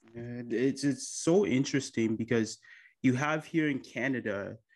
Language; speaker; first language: English; early bilingual, other home language; Akan